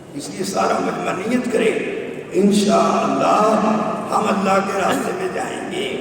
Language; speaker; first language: Urdu; native; Urdu